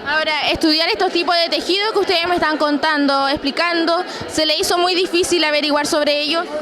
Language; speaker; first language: Spanish; native; Spanish